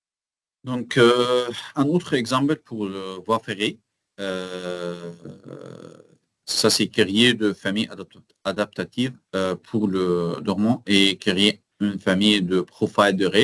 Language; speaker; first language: French; non-native, learner; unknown